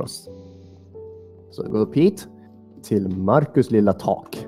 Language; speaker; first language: Swedish; native; Swedish